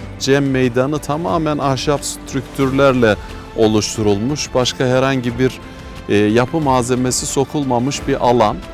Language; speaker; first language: Turkish; native; Turkish